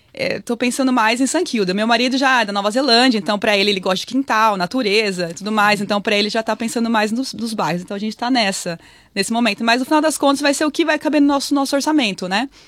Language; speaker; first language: Portuguese; native; Portuguese